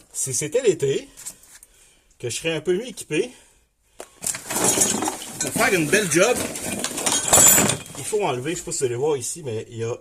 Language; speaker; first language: French; native; French